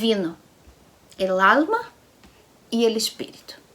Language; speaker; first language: Spanish; non-native, learner; Portuguese